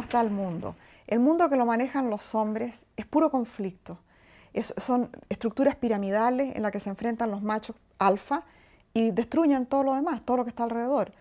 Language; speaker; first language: Spanish; native; Spanish